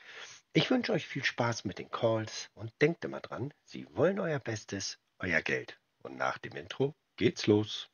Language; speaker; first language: German; native; German